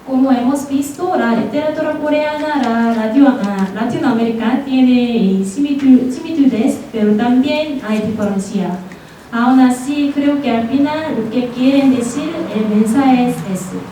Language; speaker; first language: Spanish; non-native, learner; Korean